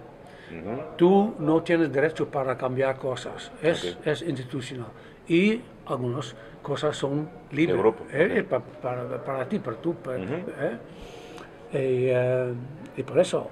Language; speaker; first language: Spanish; non-native, fluent; Dutch